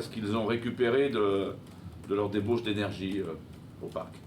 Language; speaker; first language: French; native; French